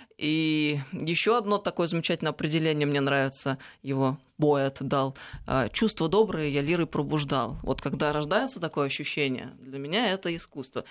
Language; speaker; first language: Russian; native; Russian